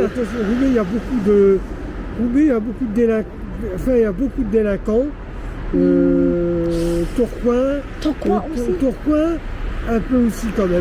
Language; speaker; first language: French; native; French